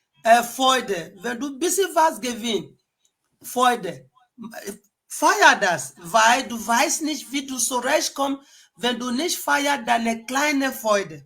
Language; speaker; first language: German; non-native, fluent; Igbo